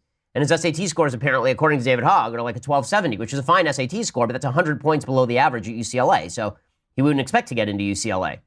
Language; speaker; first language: English; native; English